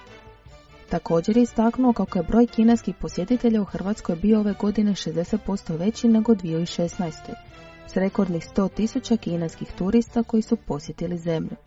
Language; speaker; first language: Croatian; native; Croatian